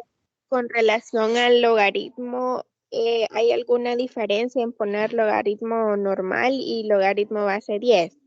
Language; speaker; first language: Spanish; native; Spanish